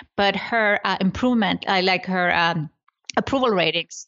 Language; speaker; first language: English; non-native, fluent; Icelandic